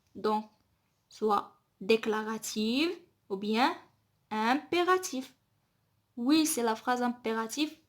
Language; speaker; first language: French; non-native, local second language; Arabic